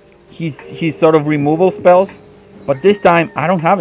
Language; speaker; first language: English; non-native, local second language; Spanish